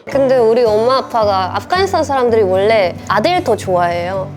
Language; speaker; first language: Korean; non-native, fluent; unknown